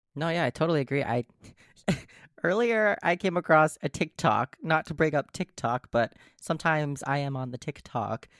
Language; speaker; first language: English; native; English